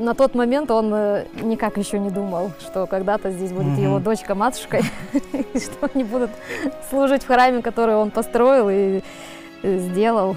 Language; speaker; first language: Russian; native; Russian